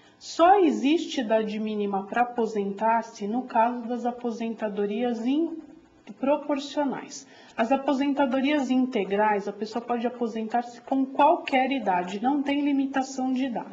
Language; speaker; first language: Portuguese; native; Portuguese